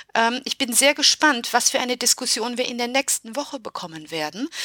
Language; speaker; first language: German; early bilingual, other home language; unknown